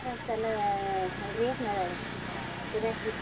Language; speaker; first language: Swedish; non-native, learner; Thai